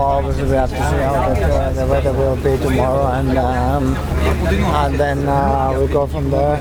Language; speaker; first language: English; non-native, fluent; Finnish